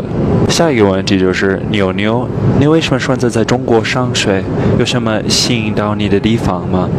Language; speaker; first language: Chinese; non-native, fluent; English